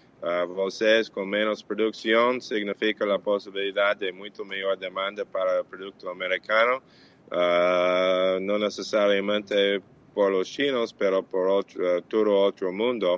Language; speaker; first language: Portuguese; non-native, fluent; English